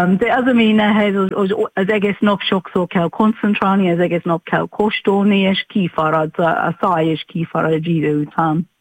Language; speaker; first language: Hungarian; non-native, learner; English